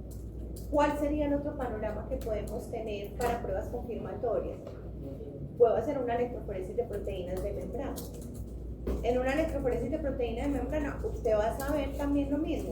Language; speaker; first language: Spanish; native; Spanish